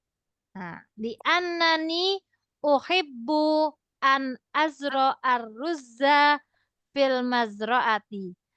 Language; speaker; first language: Arabic; non-native, fluent; Indonesian